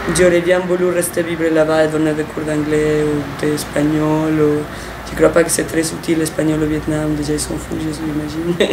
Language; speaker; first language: French; non-native, fluent; Spanish